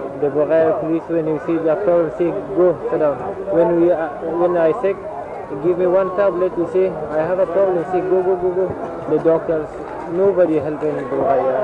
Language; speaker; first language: English; non-native, learner; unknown